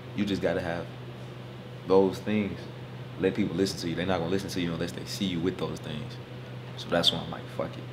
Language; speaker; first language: English; native; English